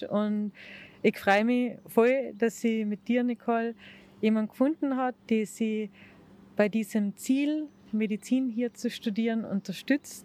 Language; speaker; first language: German; native; German